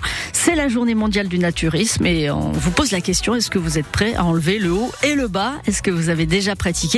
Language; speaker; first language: French; native; French